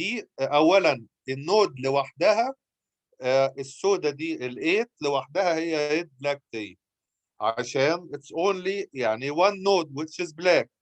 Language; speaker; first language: Arabic; native; Arabic